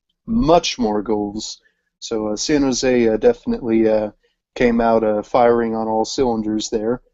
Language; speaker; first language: English; native; English